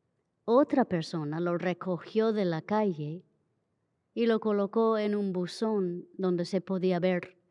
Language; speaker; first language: Spanish; native; Spanish